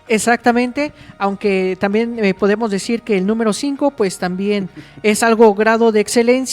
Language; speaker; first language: Spanish; native; Spanish